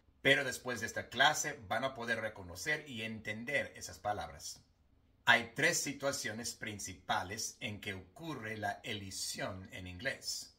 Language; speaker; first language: Spanish; non-native, fluent; English